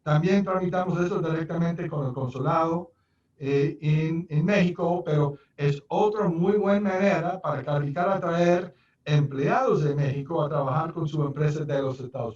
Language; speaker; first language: Spanish; non-native, fluent; English